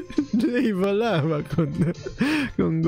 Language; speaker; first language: Italian; non-native, learner; Japanese